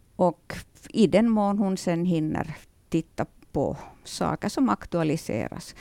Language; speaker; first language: Swedish; native; Swedish